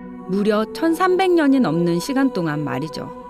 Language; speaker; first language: Korean; native; Korean